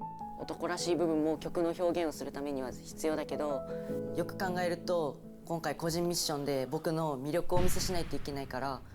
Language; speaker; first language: Japanese; native; Japanese